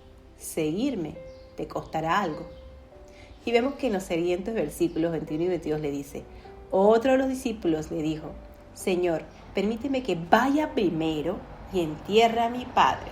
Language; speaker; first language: Spanish; native; Spanish